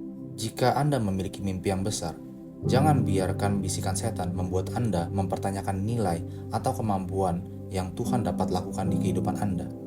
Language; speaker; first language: Indonesian; native; Indonesian